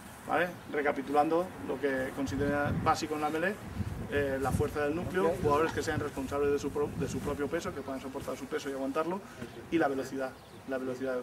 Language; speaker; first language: Spanish; native; Spanish